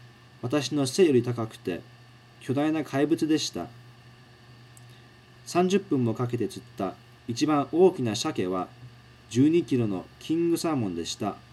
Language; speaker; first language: Japanese; early bilingual, heritage; Japanese